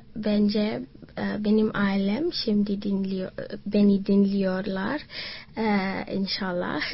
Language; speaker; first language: Turkish; non-native, learner; Swati